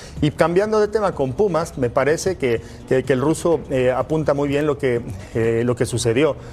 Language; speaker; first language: Spanish; native; Spanish